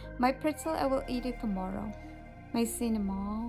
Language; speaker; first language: English; non-native, local second language; Filipino